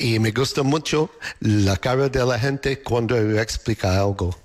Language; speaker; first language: Spanish; non-native, fluent; English